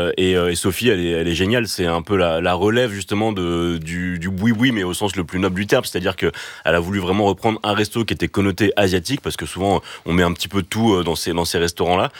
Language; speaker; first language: French; native; French